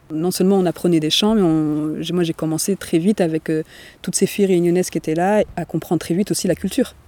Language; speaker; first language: French; native; French